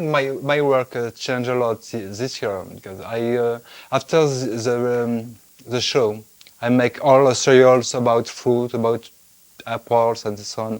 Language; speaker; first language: English; non-native, fluent; French